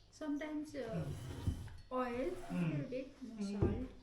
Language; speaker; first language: English; non-native, learner; Nepali